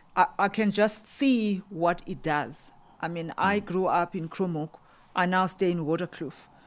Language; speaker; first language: English; non-native, local second language; Xhosa